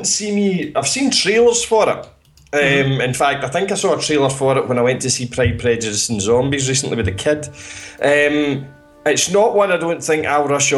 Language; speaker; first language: English; native; English